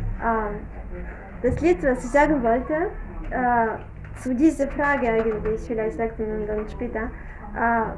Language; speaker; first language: German; non-native, fluent; Russian